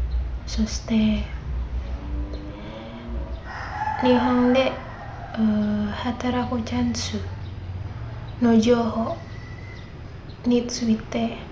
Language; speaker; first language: Japanese; non-native, learner; Indonesian